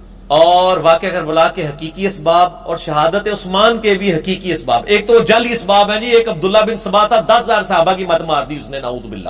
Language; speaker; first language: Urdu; non-native, local second language; Punjabi